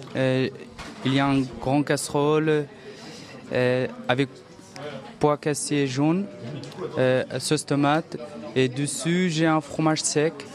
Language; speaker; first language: French; non-native, learner; Persian